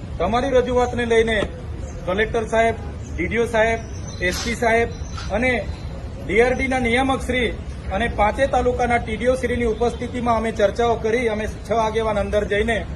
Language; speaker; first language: Gujarati; non-native, local second language; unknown